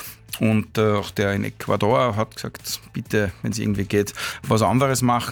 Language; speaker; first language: German; native; German